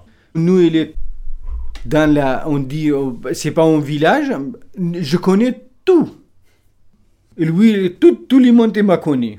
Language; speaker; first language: French; non-native, learner; Kurdish